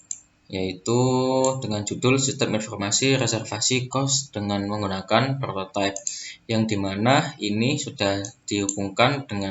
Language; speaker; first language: Indonesian; native; Indonesian